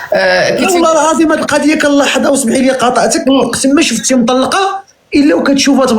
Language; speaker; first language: Arabic; native; Arabic